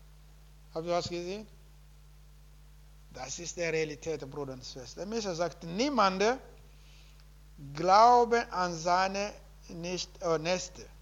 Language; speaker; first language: German; non-native, learner; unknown